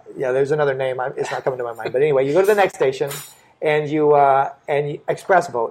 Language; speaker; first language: English; native; English